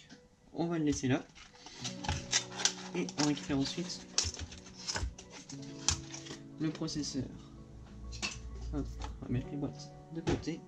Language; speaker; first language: French; native; French